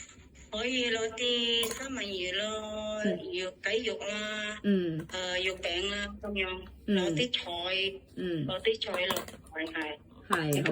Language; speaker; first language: Cantonese; non-native, learner; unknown